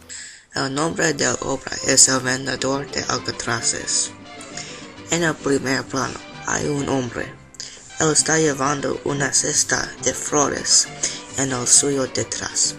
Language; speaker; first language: Spanish; non-native, learner; English